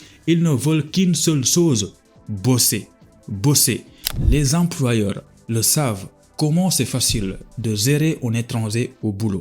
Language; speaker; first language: French; non-native, local second language; Wolof